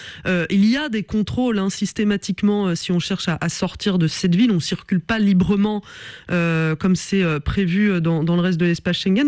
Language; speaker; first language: French; native; French